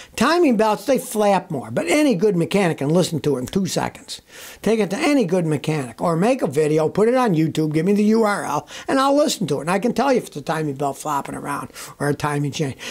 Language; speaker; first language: English; native; English